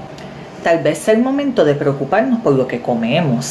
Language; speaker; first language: Spanish; native; Spanish